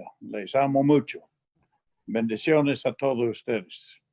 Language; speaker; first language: Spanish; non-native, fluent; English